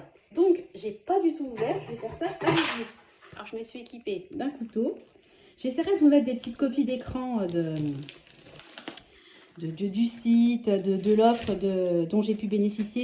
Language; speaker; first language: French; native; French